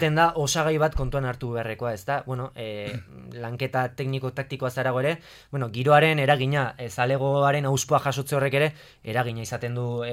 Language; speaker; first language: Basque; native; Basque